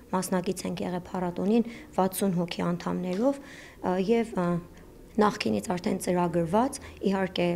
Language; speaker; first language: Armenian; early bilingual, heritage; Armenian